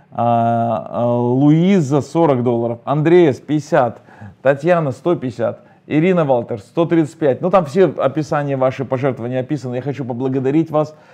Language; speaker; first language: Russian; native; Russian